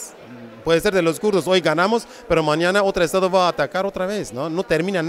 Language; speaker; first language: Spanish; non-native, fluent; Kurdish